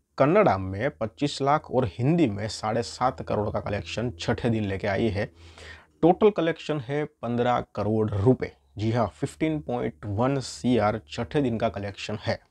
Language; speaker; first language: Hindi; non-native, local second language; Gujarati